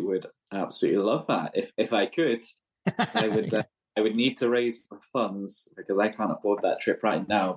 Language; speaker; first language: English; native; English